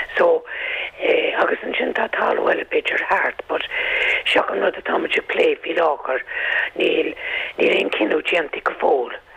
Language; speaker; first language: Irish; native; Irish